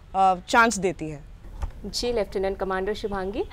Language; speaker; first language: Hindi; native; Hindi